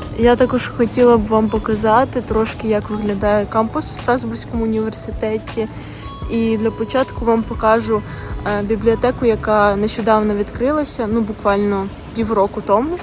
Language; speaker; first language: Ukrainian; native; Ukrainian